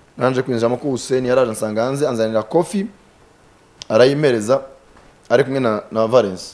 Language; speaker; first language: Kinyarwanda; early bilingual, heritage; Kinyarwanda